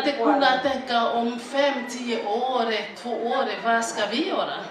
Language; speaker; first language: Swedish; non-native, fluent; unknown